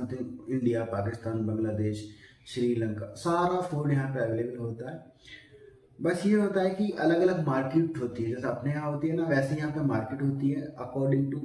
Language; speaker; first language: Hindi; native; Hindi